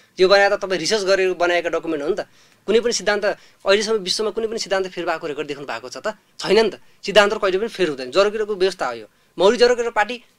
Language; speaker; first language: Nepali; native; Nepali